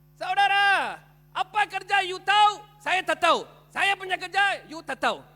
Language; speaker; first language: Malay; non-native, local second language; Tamil